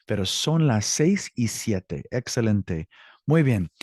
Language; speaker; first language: Spanish; non-native, fluent; English